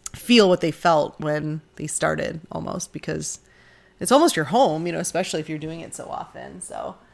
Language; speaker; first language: English; native; English